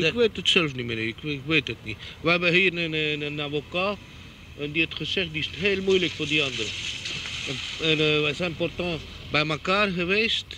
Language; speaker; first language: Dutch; non-native, local second language; Romany